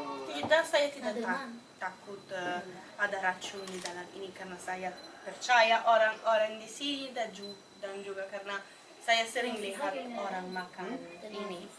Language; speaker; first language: Indonesian; non-native, learner; Italian